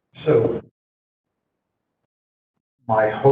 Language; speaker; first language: English; native; English